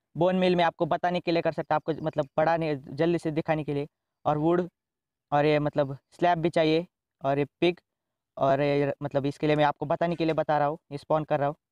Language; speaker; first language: Hindi; native; Hindi